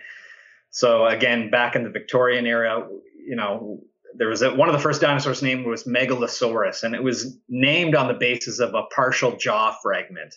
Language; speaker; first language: English; native; English